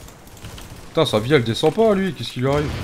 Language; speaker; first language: French; native; French